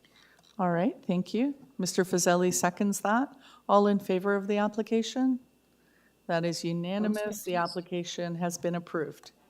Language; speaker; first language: English; native; English